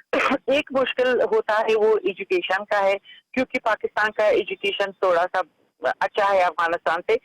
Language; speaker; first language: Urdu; non-native, fluent; Persian